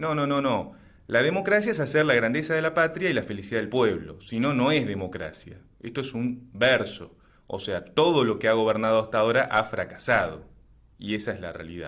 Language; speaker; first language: Spanish; native; Spanish